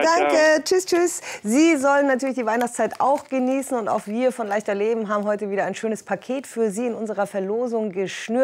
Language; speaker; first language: German; native; German